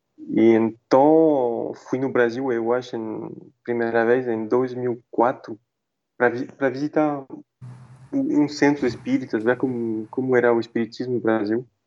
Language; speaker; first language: Portuguese; non-native, fluent; French